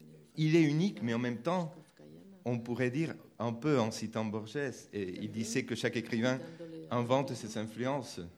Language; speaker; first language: French; non-native, fluent; Spanish